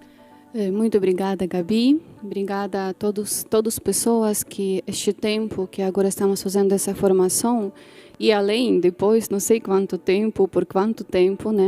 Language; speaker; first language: Portuguese; non-native, fluent; Polish